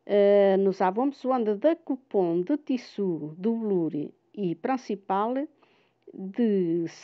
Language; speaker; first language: French; non-native, fluent; Portuguese